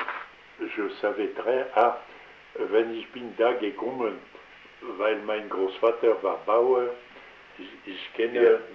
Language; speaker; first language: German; non-native, learner; French